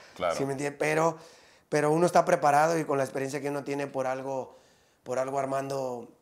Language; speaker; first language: Spanish; native; Spanish